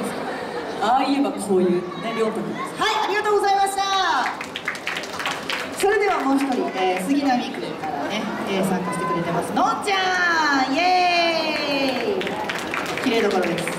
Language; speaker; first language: Japanese; native; Japanese